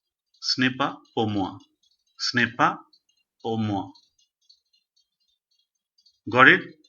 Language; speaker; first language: French; non-native, fluent; Urdu